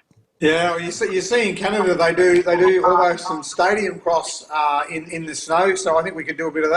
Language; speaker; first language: English; native; English